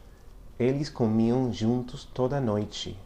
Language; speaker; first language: Portuguese; non-native, fluent; English